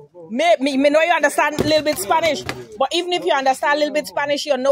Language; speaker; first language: English; native; English